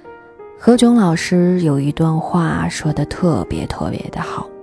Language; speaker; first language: Chinese; native; Chinese